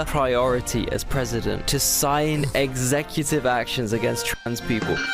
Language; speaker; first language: English; native; English